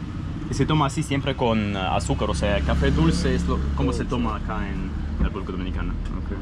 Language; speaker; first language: Spanish; non-native, fluent; Russian